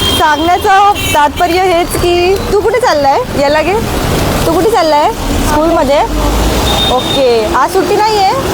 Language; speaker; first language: Marathi; native; Marathi